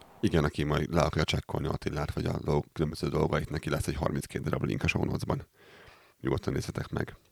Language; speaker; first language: Hungarian; native; Hungarian